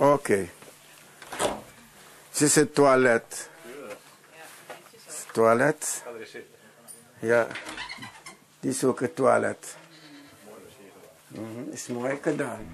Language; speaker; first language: Dutch; non-native, local second language; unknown